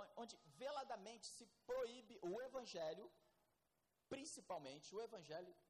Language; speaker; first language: Portuguese; native; Portuguese